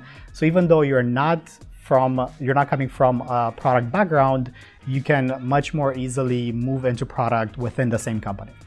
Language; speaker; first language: English; non-native, fluent; Romanian